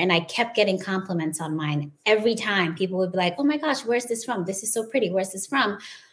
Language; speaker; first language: English; non-native, local second language; Wolof